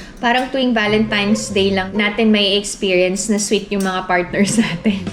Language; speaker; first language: Filipino; native; Filipino